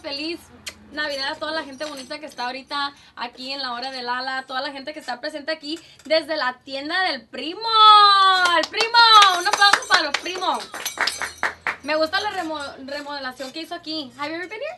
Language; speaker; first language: Spanish; early bilingual, heritage; Spanish